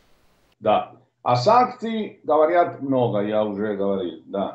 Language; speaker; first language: Russian; non-native, learner; Italian